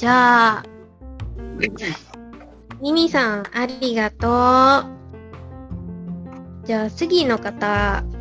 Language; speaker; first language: Japanese; non-native, learner; Malay